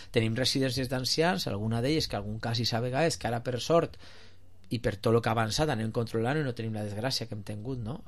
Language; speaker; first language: Catalan; native; Catalan